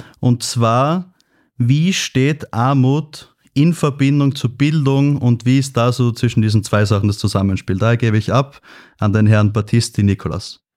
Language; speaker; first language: German; native; German